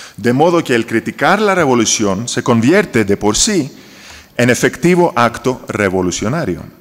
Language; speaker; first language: Spanish; non-native, fluent; Greek